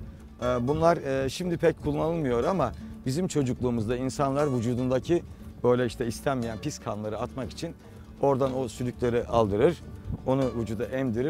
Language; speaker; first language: Turkish; native; Turkish